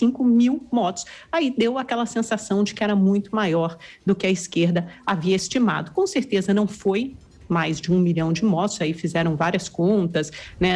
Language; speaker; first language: Portuguese; native; Portuguese